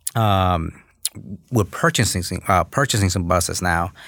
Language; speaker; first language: English; early bilingual, other home language; Spanish